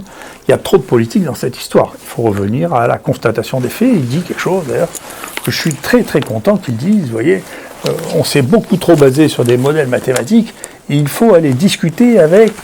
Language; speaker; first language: French; native; French